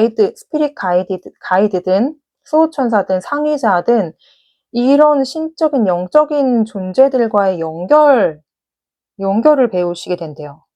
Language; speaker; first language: Korean; native; Korean